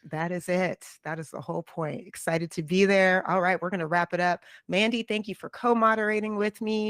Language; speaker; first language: English; native; English